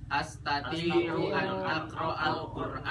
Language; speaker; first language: Arabic; non-native, learner; Indonesian